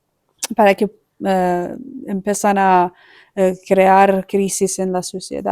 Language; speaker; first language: Spanish; non-native, fluent; Persian